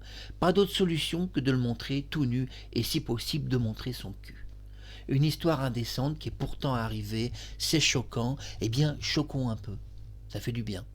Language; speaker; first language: French; native; French